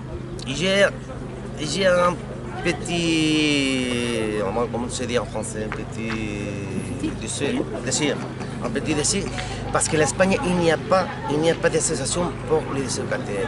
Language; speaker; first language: French; non-native, learner; Spanish